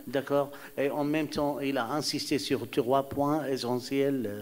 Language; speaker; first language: French; non-native, fluent; Arabic